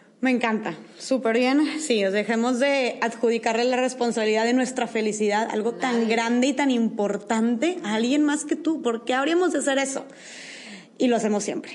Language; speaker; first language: Spanish; native; Spanish